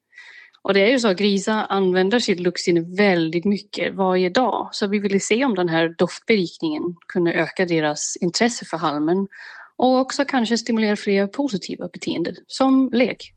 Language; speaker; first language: Swedish; non-native, fluent; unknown